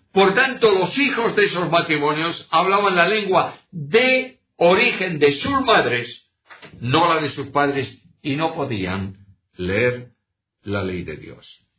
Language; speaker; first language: Spanish; non-native, local second language; Galician